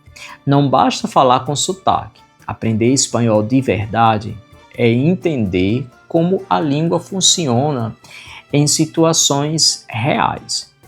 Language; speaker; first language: Portuguese; non-native, fluent; Spanish